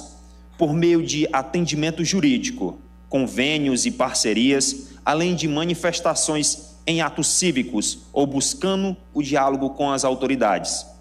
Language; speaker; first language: Portuguese; native; Portuguese